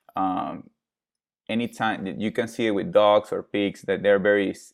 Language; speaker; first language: English; non-native, fluent; Spanish